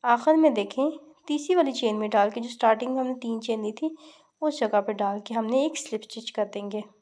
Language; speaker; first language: Urdu; native; Urdu